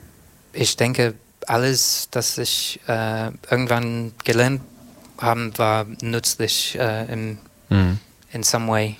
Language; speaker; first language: German; non-native, fluent; English